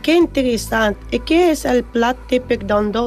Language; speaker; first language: Catalan; non-native, learner; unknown